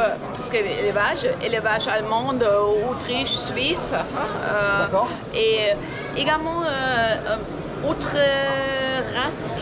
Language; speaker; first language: French; non-native, fluent; German